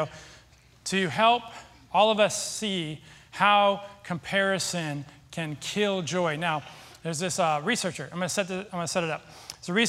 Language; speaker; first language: English; native; English